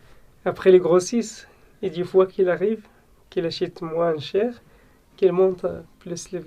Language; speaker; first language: French; non-native, local second language; Arabic